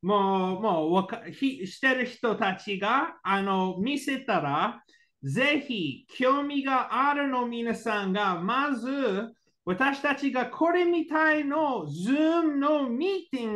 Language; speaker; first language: Japanese; non-native, learner; English